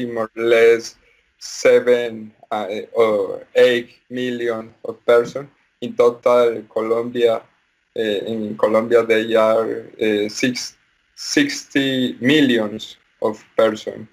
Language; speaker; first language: English; non-native, learner; Spanish